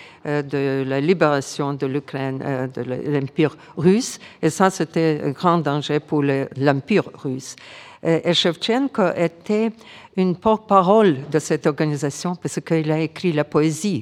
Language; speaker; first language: French; non-native, fluent; Ukrainian